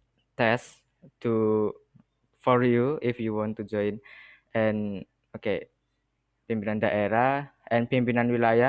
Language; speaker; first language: English; non-native, learner; Indonesian